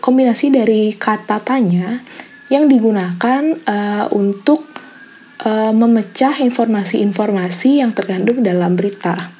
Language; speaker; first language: Indonesian; native; Indonesian